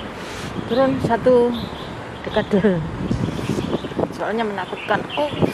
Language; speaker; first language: Indonesian; non-native, local second language; Javanese